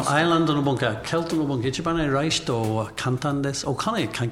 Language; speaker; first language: Japanese; non-native, learner; English